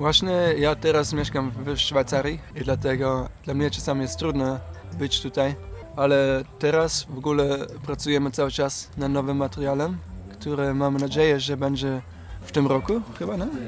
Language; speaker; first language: Polish; non-native, fluent; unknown